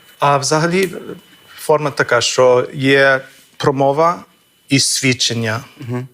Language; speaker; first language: Ukrainian; non-native, fluent; English